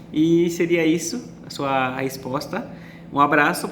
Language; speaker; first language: Portuguese; non-native, fluent; Haitian Creole